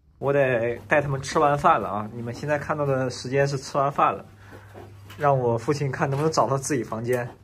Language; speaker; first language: Chinese; native; Chinese